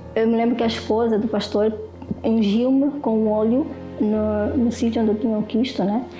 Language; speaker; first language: Portuguese; native; Portuguese